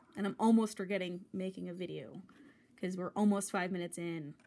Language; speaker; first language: English; native; English